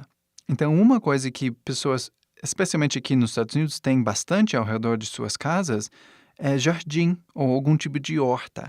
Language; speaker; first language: Portuguese; non-native, fluent; English